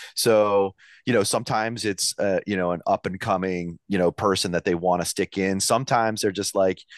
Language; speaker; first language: English; native; English